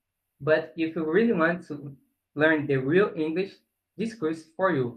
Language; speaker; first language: English; non-native, learner; Portuguese